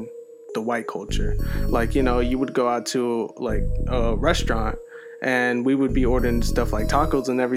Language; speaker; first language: English; native; English